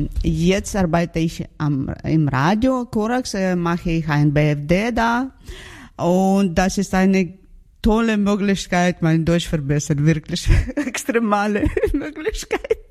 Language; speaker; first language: German; non-native, learner; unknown